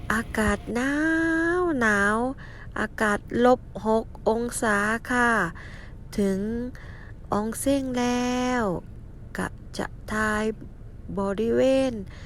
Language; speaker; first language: Thai; native; Thai